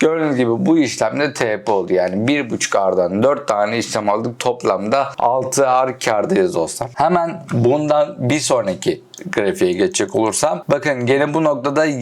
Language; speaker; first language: Turkish; native; Turkish